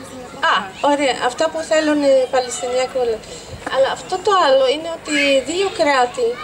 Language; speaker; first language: Greek; non-native, fluent; Arabic